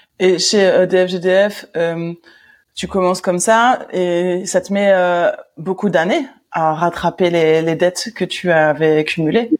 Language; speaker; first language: French; native; French